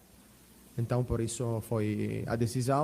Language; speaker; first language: Portuguese; non-native, fluent; Italian